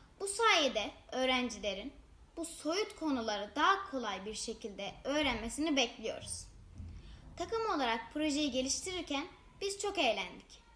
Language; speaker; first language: Turkish; native; Turkish